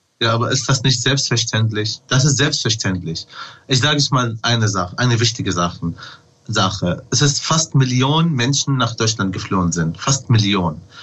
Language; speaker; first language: German; non-native, fluent; Arabic